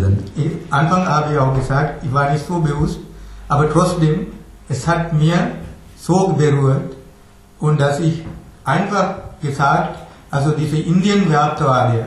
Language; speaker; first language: German; non-native, fluent; Tamil